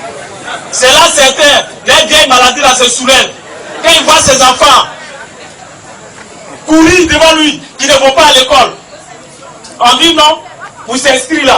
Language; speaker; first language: French; non-native, local second language; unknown